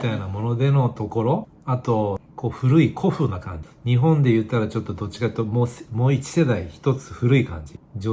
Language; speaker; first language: Japanese; native; Japanese